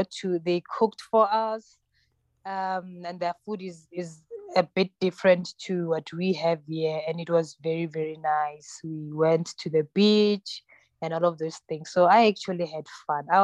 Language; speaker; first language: English; non-native, local second language; Tsonga